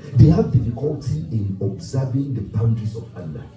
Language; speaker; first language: English; non-native, local second language; Yoruba